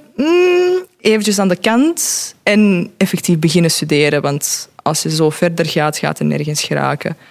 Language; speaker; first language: Dutch; non-native, fluent; Croatian